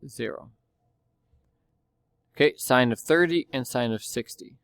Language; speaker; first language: English; native; English